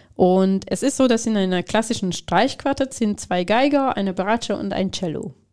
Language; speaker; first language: German; non-native, fluent; Hungarian